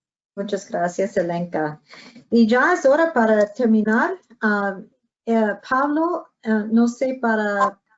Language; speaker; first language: Spanish; non-native, fluent; English